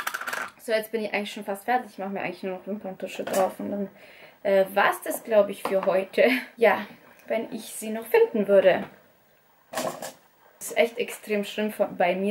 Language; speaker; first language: German; early bilingual, other home language; Russian